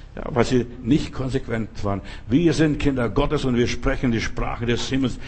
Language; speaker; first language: German; non-native, fluent; Lithuanian